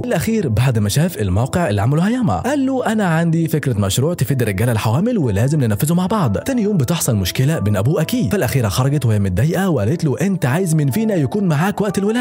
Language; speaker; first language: Arabic; native; Arabic